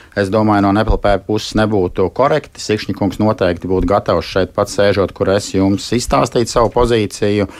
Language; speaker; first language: Latvian; native; Latvian